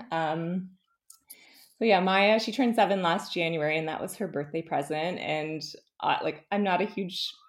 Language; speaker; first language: English; native; English